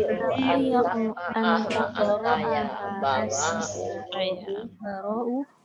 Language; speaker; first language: Arabic; non-native, learner; Indonesian